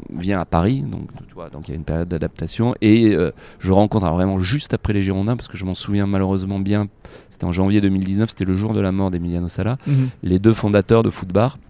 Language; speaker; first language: French; native; French